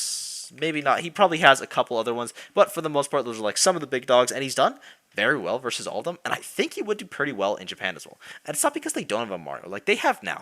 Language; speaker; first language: English; native; English